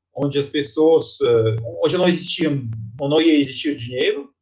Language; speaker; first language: Portuguese; non-native, fluent; Russian